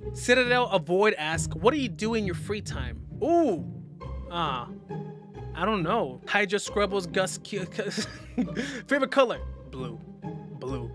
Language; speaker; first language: English; native; English